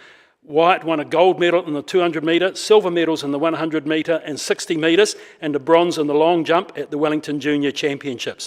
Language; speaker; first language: English; native; English